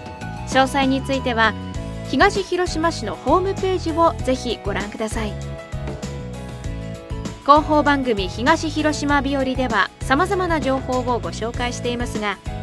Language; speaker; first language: Japanese; native; Japanese